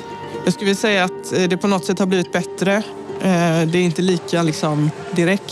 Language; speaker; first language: Swedish; native; Swedish